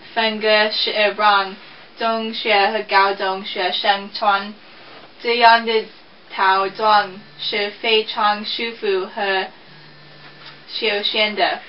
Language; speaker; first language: Chinese; non-native, learner; English